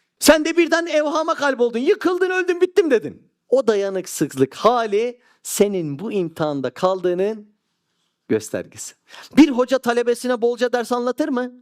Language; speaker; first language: Turkish; native; Turkish